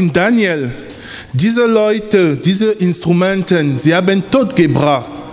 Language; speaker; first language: German; non-native, fluent; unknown